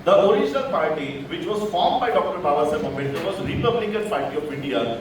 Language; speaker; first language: English; non-native, local second language; Marathi